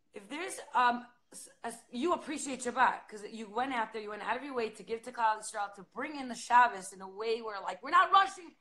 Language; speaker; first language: English; native; English